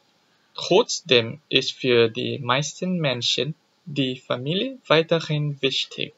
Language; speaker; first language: German; non-native, learner; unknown